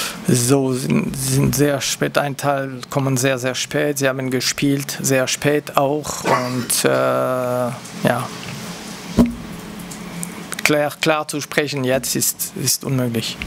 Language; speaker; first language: German; non-native, local second language; French